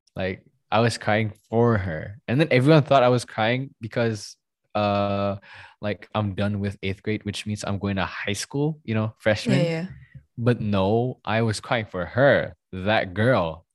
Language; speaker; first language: English; non-native, fluent; Indonesian